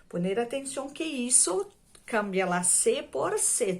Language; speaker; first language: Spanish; non-native, fluent; Portuguese